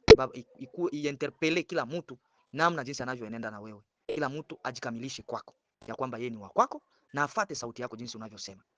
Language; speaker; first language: Swahili; native; Swahili